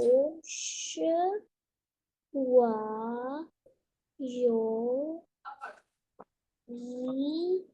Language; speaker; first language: Chinese; non-native, learner; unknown